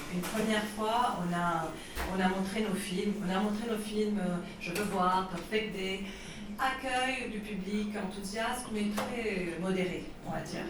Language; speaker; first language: French; non-native, local second language; Arabic